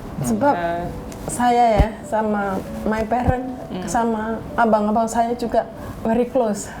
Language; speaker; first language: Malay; non-native, local second language; Javanese